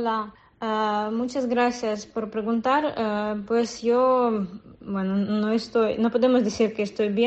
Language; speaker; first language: Spanish; non-native, learner; Russian